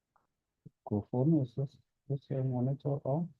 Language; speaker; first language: German; non-native, fluent; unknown